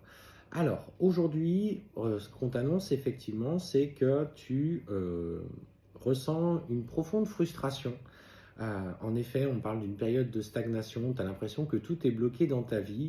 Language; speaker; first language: French; native; French